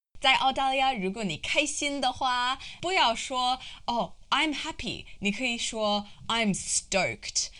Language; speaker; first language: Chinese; non-native, fluent; English